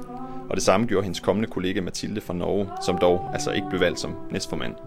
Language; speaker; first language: Danish; native; Danish